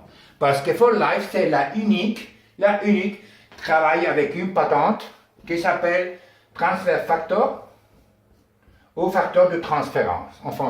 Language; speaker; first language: French; non-native, learner; Spanish